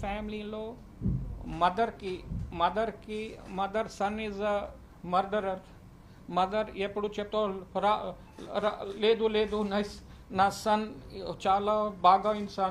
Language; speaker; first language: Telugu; early bilingual, heritage; Telugu